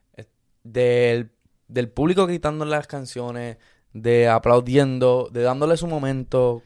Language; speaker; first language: Spanish; early bilingual, other home language; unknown